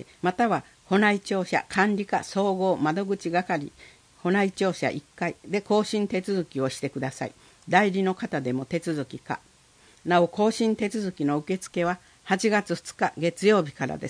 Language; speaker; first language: Japanese; native; Japanese